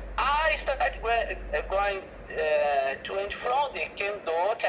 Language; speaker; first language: English; non-native, learner; Portuguese